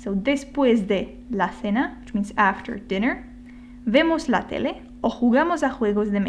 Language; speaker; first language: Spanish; non-native, fluent; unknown